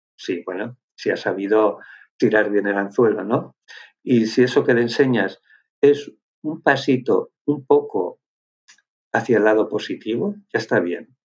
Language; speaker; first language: Spanish; native; Spanish